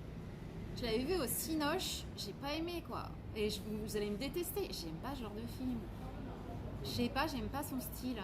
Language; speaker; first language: French; native; French